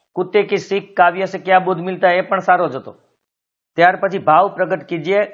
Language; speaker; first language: Hindi; non-native, local second language; Gujarati